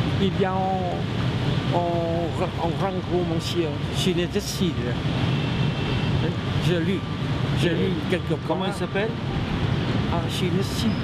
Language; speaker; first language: French; non-native, local second language; Vietnamese